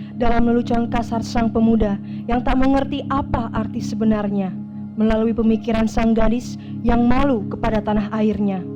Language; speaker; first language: Indonesian; native; Indonesian